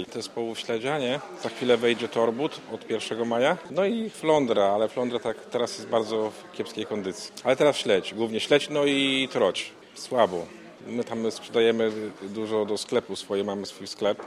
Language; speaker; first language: Polish; native; Polish